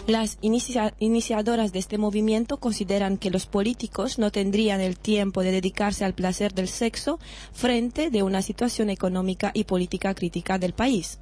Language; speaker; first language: Spanish; native; Spanish